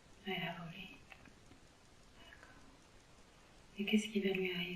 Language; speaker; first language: French; native; French